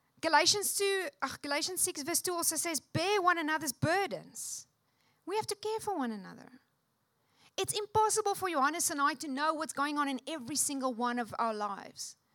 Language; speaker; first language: English; non-native, local second language; Afrikaans